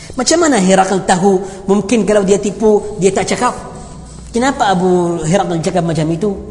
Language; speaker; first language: Malay; non-native, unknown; Arabic